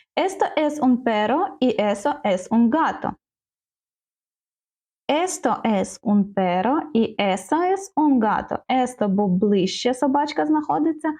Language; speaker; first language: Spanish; non-native, learner; Ukrainian